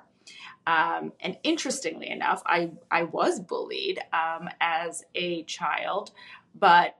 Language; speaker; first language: English; early bilingual, other home language; Russian